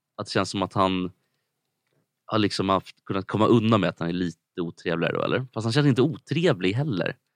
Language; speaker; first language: Swedish; native; Swedish